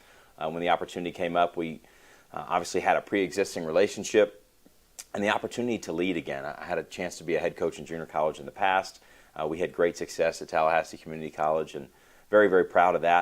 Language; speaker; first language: English; native; English